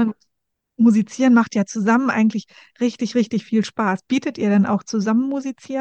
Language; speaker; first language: German; native; German